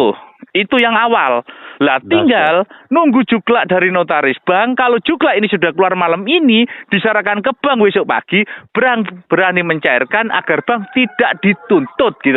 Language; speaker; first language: Indonesian; non-native, local second language; Javanese